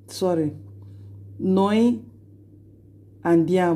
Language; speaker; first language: Italian; non-native, learner; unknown